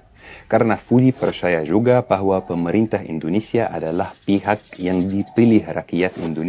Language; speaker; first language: Indonesian; non-native, fluent; Arabic